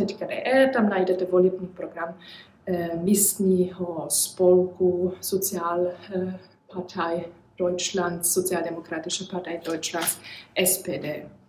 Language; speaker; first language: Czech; early bilingual, heritage; Czech